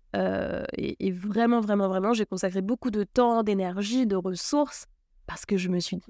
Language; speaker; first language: French; native; French